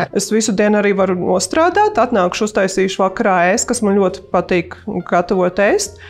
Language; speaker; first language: Latvian; native; Latvian